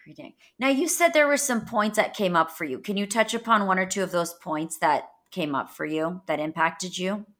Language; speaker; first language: English; native; English